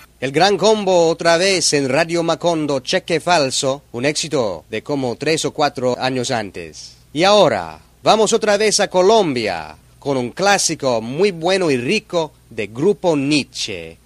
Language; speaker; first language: Spanish; non-native, fluent; English